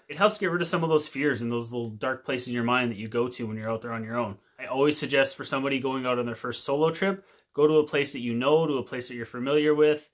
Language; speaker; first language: English; native; English